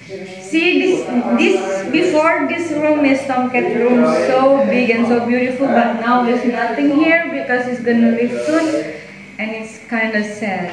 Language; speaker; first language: English; non-native, fluent; Indonesian